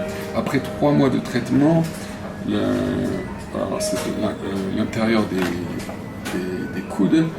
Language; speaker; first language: French; non-native, fluent; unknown